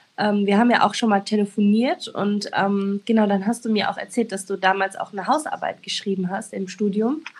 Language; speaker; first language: German; native; German